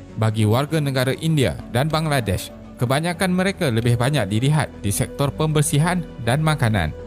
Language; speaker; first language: Malay; native; Malay